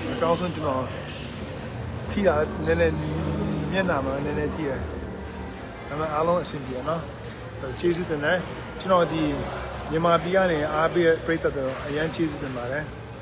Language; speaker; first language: Burmese; non-native, local second language; Kachin